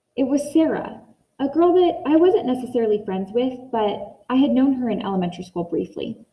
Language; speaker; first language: English; native; English